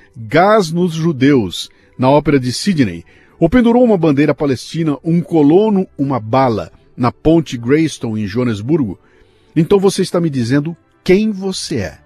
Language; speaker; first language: Portuguese; native; Portuguese